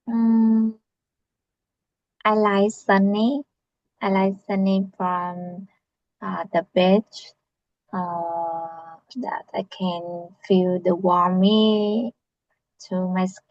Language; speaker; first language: English; non-native, learner; Vietnamese